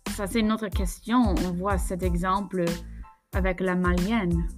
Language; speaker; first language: French; non-native, fluent; English